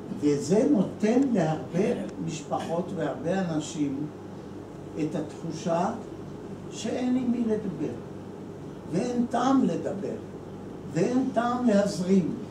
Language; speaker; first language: Hebrew; early bilingual, other home language; Arabic